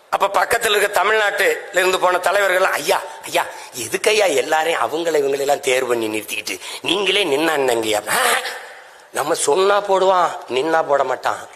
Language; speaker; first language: Tamil; native; Tamil